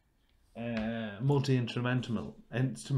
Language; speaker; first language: English; native; English